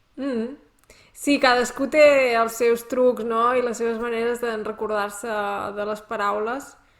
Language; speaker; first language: Catalan; native; Catalan